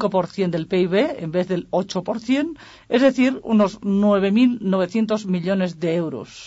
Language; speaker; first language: Spanish; native; Spanish